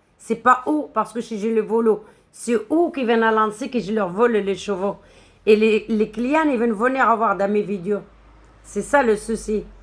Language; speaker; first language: French; non-native, local second language; Arabic